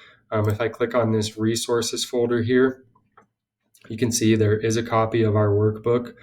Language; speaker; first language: English; native; English